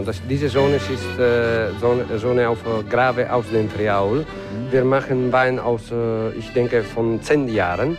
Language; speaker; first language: German; non-native, learner; Italian